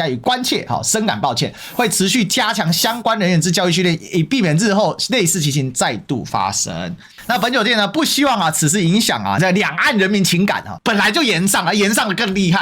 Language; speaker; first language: Chinese; native; Chinese